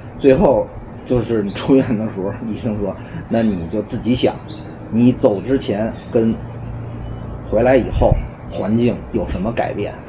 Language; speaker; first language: Chinese; native; Chinese